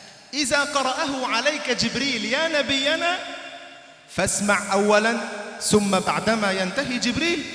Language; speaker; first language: Arabic; native; Arabic